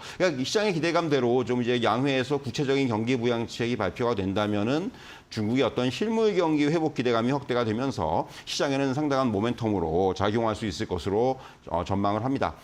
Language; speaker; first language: Korean; native; Korean